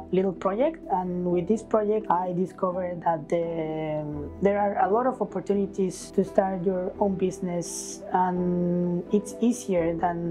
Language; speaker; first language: English; non-native, fluent; Spanish